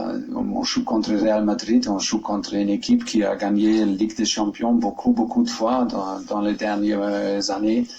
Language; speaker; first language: French; non-native, learner; German